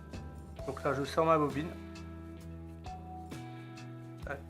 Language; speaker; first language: French; native; French